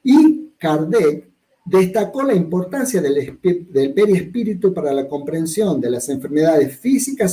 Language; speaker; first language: Spanish; native; Spanish